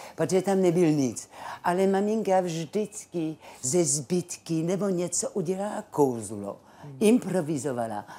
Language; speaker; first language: Czech; non-native, fluent; French